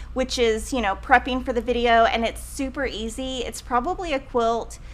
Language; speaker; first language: English; native; English